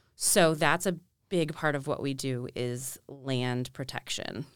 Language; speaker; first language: English; native; English